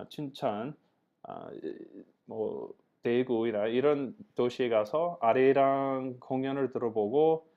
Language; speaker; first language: Korean; non-native, learner; English